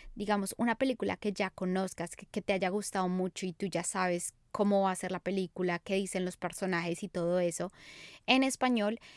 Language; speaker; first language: English; non-native, fluent; Spanish